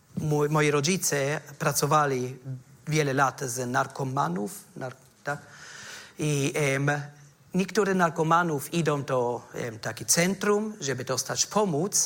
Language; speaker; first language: Polish; non-native, fluent; German